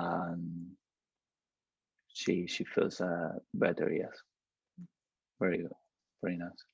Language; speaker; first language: English; non-native, learner; Spanish